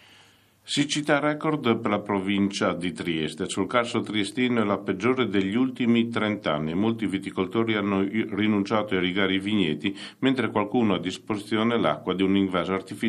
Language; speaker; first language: Italian; native; Italian